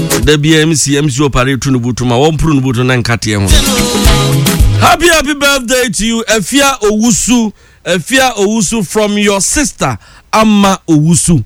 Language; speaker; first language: English; non-native, local second language; Akan